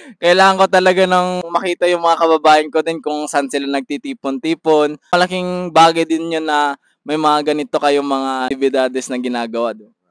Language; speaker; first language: Filipino; native; Filipino